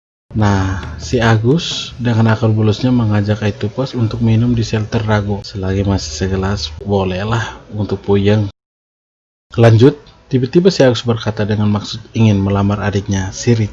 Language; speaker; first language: Indonesian; native; Indonesian